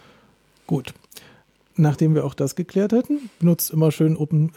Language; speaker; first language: German; native; German